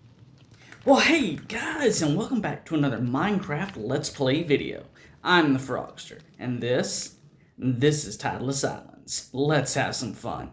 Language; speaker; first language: English; native; English